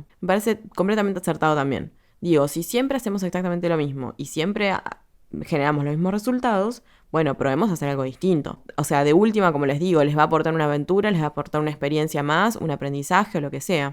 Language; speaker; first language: Spanish; native; Spanish